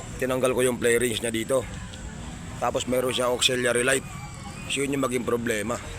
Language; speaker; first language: Filipino; non-native, local second language; Cebuano